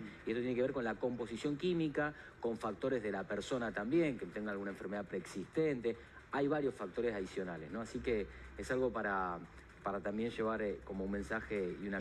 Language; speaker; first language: Spanish; native; Spanish